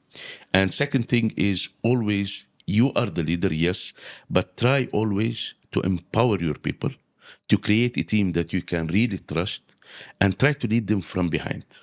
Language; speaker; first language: English; non-native, local second language; Arabic